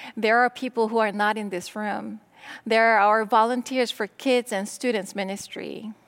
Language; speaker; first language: English; non-native, fluent; Korean